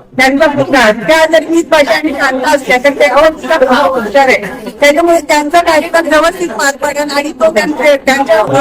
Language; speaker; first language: Marathi; non-native, local second language; Telugu